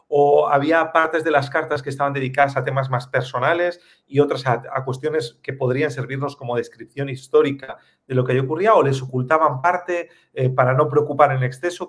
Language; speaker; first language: Spanish; native; Spanish